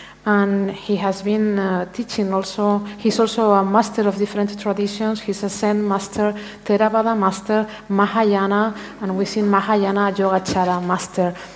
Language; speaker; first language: English; non-native, fluent; Spanish